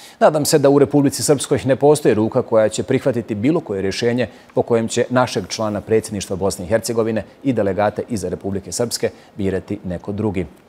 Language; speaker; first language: Croatian; native; Croatian